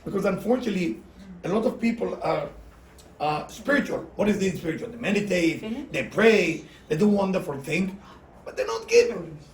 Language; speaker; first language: English; non-native, fluent; Hebrew